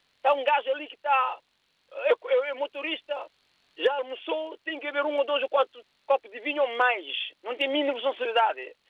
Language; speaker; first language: Portuguese; non-native, local second language; Kabuverdianu